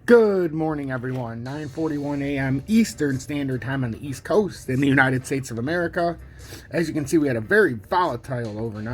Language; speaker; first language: English; native; English